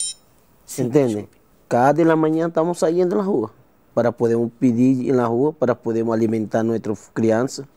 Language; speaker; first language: Portuguese; non-native, learner; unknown